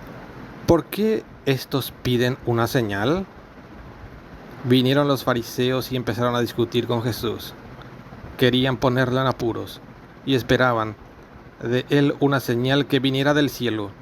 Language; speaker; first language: Spanish; native; Spanish